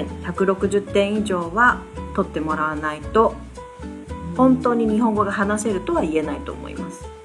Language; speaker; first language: Japanese; non-native, fluent; Chinese